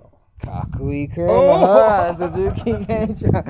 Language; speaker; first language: Japanese; non-native, learner; English